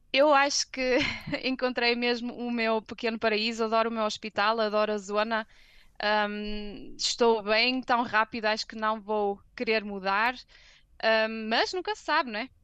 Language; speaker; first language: Portuguese; native; Portuguese